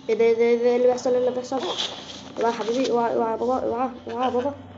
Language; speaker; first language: Arabic; native; Arabic